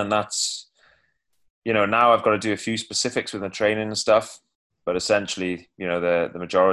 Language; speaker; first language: English; native; English